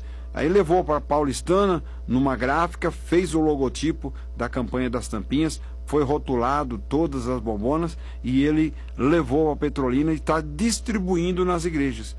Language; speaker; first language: Portuguese; native; Portuguese